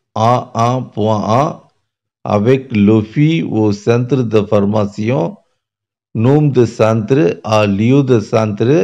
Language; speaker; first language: French; non-native, learner; Tamil